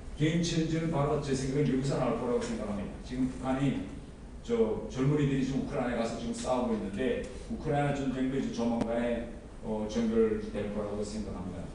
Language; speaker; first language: Korean; native; Korean